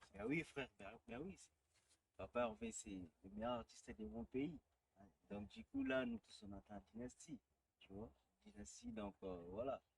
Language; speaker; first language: French; non-native, local second language; Lingala